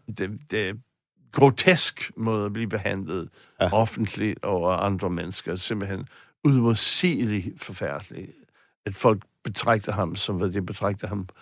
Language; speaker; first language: Danish; non-native, fluent; English